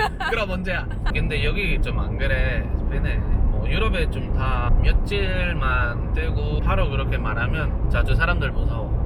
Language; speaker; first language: Korean; non-native, learner; Spanish